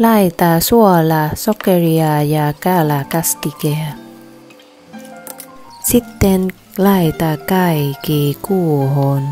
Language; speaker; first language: Finnish; non-native, learner; Vietnamese